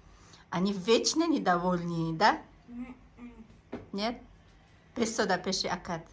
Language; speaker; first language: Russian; non-native, local second language; Tajik